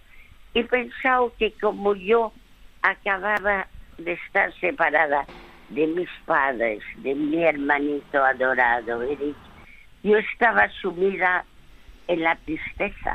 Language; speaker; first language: Spanish; early bilingual, other home language; French